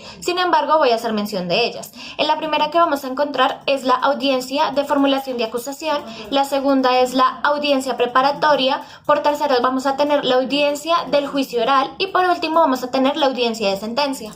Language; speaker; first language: Spanish; native; Spanish